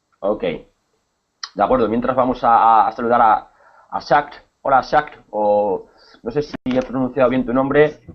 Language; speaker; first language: Spanish; native; Spanish